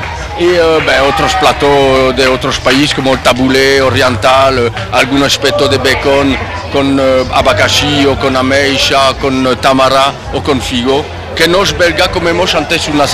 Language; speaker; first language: Portuguese; non-native, learner; French